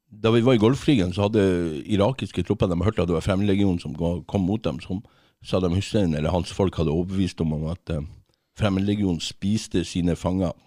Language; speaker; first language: Norwegian; native; Norwegian